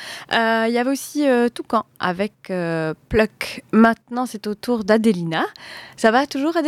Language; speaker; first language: French; native; French